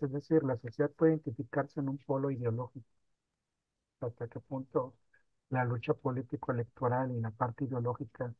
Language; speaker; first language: Spanish; native; Spanish